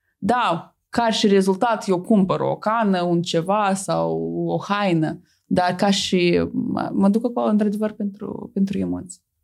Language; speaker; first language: Romanian; non-native, local second language; Russian